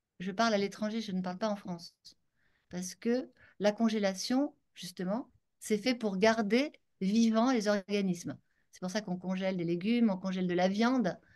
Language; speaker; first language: French; native; French